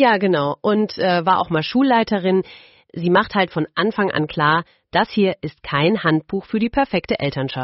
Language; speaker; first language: German; native; German